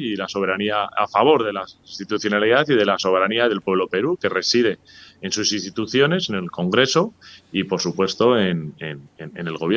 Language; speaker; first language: Spanish; native; Spanish